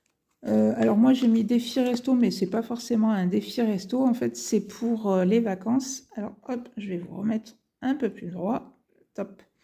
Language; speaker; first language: French; native; French